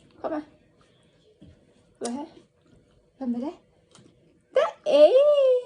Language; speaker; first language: Swedish; non-native, learner; Thai